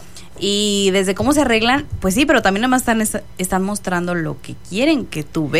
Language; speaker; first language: Spanish; native; Spanish